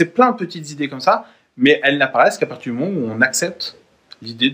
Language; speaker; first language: French; native; French